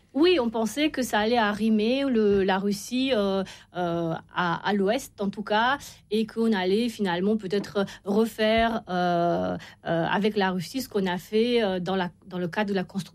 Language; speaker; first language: French; non-native, fluent; Romanian